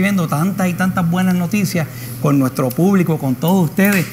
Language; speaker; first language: Spanish; native; Spanish